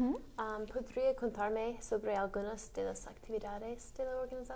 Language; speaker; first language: Spanish; non-native, learner; English